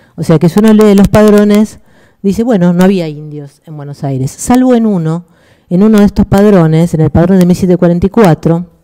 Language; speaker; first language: Spanish; native; Spanish